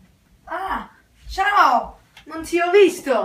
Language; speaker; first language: Italian; early bilingual, heritage; Italian